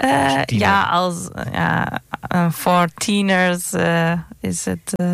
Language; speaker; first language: Dutch; non-native, learner; Turkish